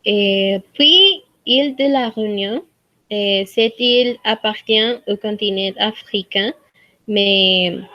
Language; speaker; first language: French; non-native, learner; Spanish